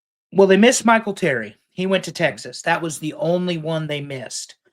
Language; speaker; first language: English; native; English